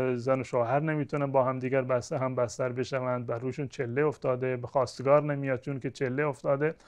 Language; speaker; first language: Persian; non-native, local second language; Baluchi